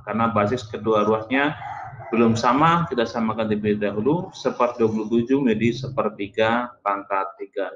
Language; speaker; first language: Indonesian; native; Indonesian